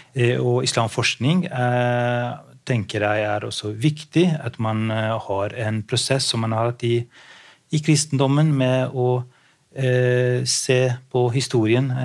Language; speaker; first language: Norwegian; non-native, fluent; Albanian